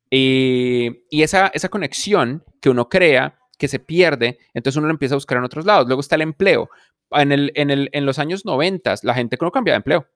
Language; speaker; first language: Spanish; native; Spanish